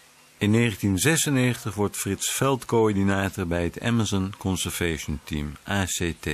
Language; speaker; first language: Dutch; native; Dutch